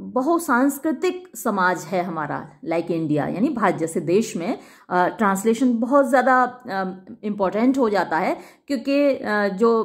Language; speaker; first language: Hindi; native; Hindi